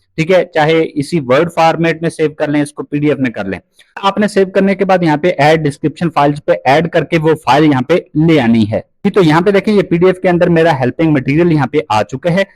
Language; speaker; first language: Urdu; non-native, local second language; Punjabi